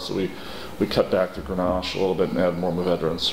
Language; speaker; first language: English; native; English